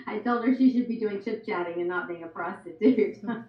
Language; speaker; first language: English; native; English